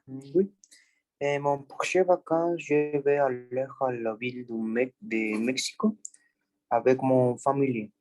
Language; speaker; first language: French; non-native, learner; Spanish